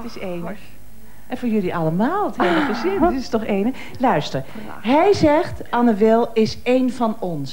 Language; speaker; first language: Dutch; native; Dutch